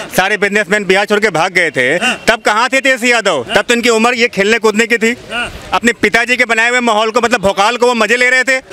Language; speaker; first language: Hindi; native; Hindi